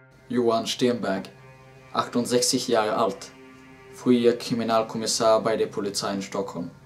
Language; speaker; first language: German; non-native, learner; Swedish